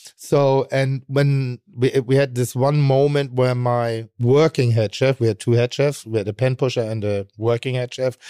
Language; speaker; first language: English; non-native, fluent; German